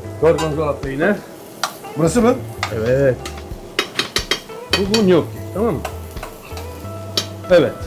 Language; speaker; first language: Turkish; non-native, learner; French